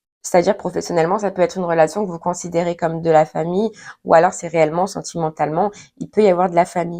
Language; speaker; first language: French; native; French